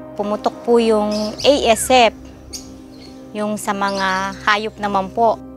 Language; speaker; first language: Filipino; native; Filipino